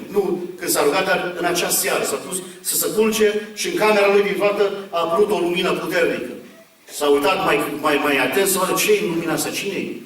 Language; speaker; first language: Romanian; early bilingual, heritage; Romanian